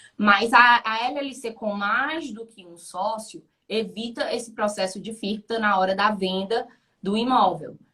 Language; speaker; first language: Portuguese; native; Portuguese